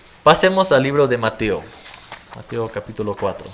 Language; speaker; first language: Spanish; non-native, fluent; English